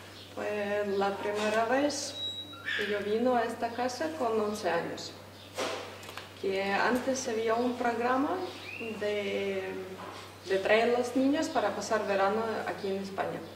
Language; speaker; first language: Spanish; non-native, fluent; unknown